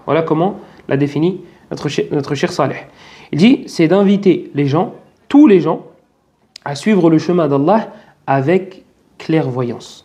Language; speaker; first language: French; native; French